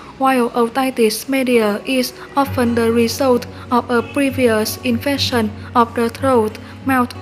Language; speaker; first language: English; non-native, fluent; Vietnamese